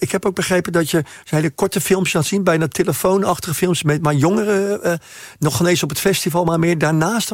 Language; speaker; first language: Dutch; native; Dutch